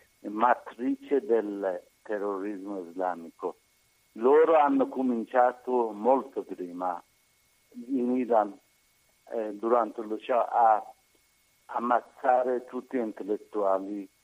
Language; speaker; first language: Italian; non-native, learner; Persian